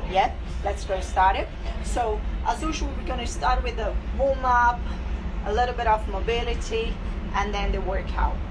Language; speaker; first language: English; non-native, fluent; Portuguese